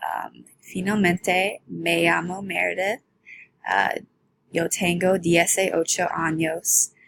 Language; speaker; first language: Spanish; non-native, learner; English